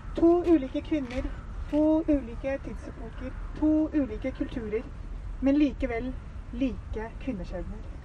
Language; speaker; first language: Norwegian; early bilingual, other home language; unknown